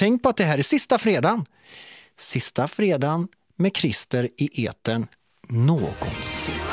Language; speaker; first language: Swedish; native; Swedish